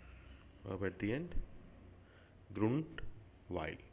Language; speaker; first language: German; non-native, learner; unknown